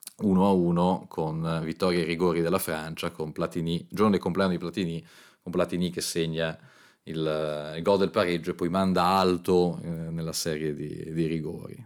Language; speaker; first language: Italian; native; Italian